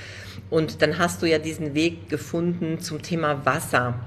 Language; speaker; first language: German; native; German